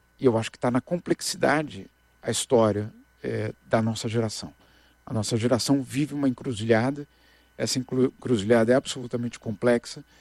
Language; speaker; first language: Portuguese; native; Portuguese